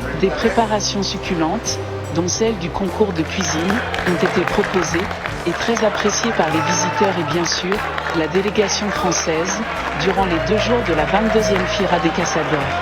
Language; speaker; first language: French; native; French